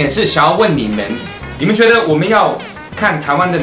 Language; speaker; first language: Chinese; early bilingual, heritage; Chinese